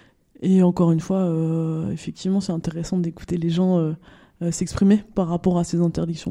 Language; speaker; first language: French; native; French